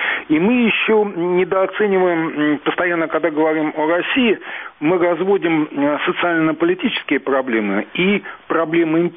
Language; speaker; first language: Russian; native; Russian